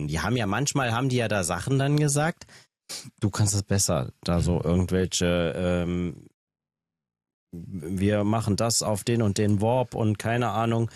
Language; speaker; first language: German; native; German